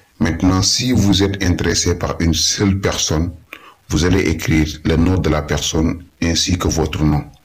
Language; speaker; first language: French; non-native, local second language; Wolof